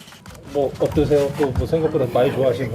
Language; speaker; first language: Korean; native; Korean